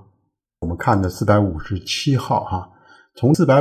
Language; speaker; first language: Chinese; native; Chinese